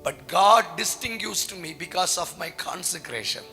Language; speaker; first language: English; non-native, local second language; Tamil